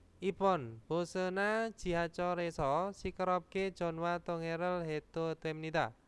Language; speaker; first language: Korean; non-native, learner; Indonesian